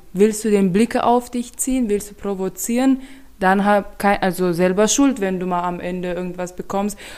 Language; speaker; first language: German; non-native, fluent; Turkmen